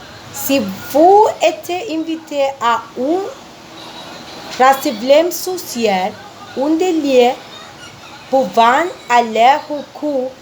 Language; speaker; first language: French; non-native, learner; Spanish